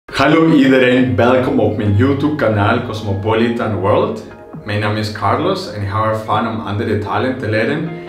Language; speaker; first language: Dutch; non-native, learner; Spanish